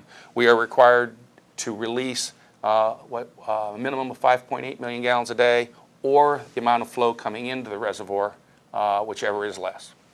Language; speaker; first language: English; native; English